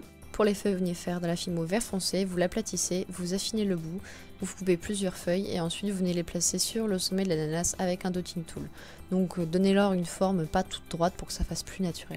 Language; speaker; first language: French; native; French